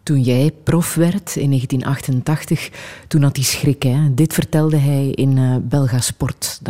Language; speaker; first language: Dutch; native; Dutch